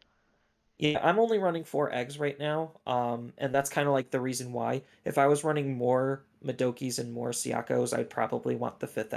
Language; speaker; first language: English; native; English